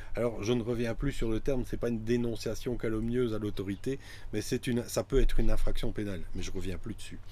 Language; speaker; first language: French; native; French